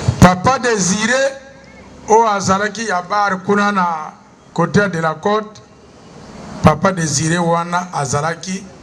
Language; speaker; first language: Lingala; non-native, local second language; Kongo